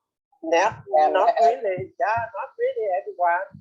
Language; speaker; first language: English; non-native, learner; Vietnamese